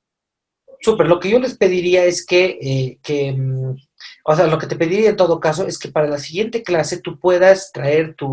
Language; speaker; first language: Spanish; native; Spanish